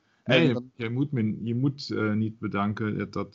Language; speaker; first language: Dutch; non-native, learner; German